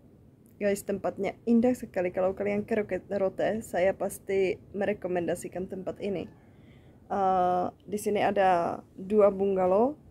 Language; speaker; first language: Indonesian; non-native, fluent; Czech